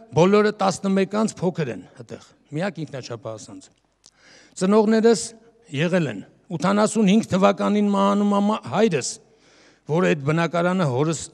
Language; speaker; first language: Armenian; native; Armenian